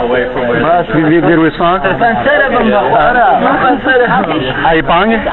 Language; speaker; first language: Danish; non-native, fluent; Persian